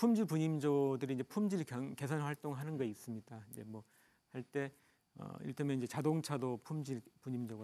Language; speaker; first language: Korean; native; Korean